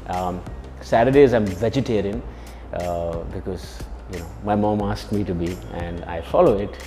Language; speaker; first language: English; non-native, local second language; Hindi